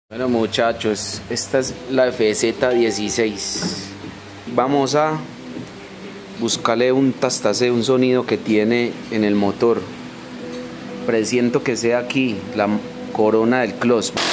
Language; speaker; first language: Spanish; native; Spanish